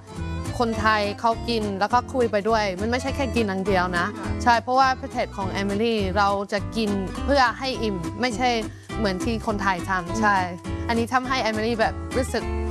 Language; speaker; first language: Thai; non-native, fluent; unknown